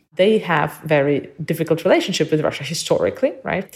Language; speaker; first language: English; early bilingual, other home language; Ukrainian